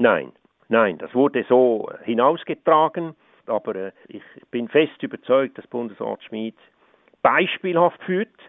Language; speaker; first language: German; native; German